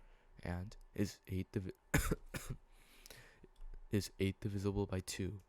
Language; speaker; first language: English; native; English